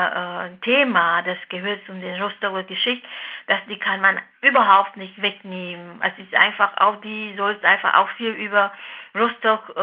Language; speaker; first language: German; non-native, fluent; Vietnamese